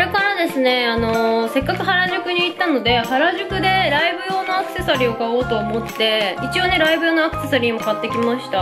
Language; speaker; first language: Japanese; native; Japanese